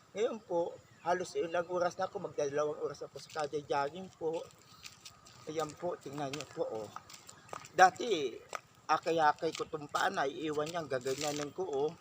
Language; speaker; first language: Filipino; non-native, local second language; Bikol